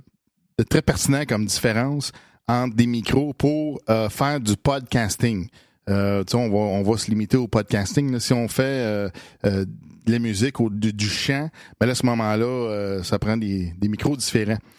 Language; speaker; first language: French; native; French